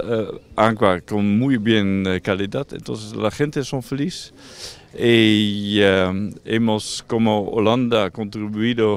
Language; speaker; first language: Spanish; non-native, learner; Dutch